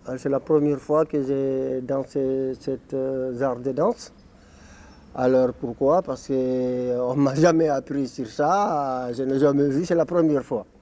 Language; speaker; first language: French; non-native, local second language; Fula